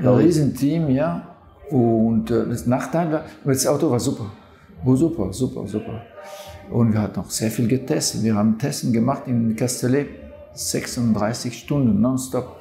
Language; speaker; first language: German; non-native, fluent; French